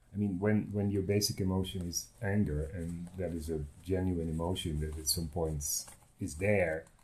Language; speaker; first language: English; non-native, fluent; Dutch